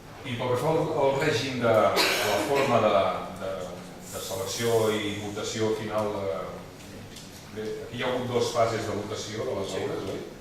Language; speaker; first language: Catalan; native; Catalan